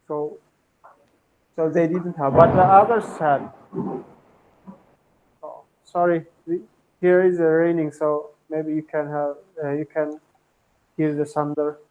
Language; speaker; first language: English; non-native, fluent; Turkmen